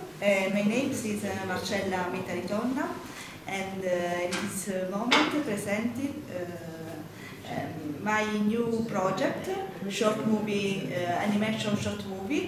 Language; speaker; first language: English; non-native, learner; Italian